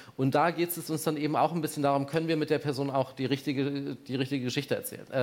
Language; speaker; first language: German; native; German